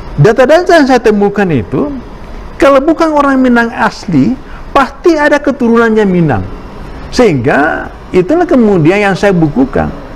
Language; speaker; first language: Indonesian; native; Indonesian